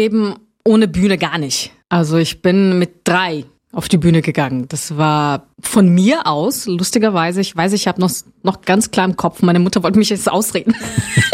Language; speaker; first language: German; non-native, fluent; Portuguese